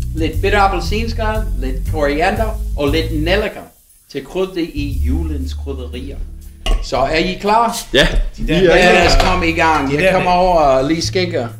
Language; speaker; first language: Danish; non-native, fluent; English